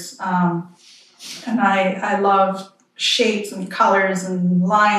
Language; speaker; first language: English; non-native, fluent; French